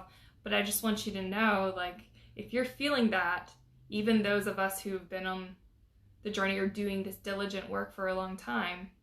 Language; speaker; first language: English; native; English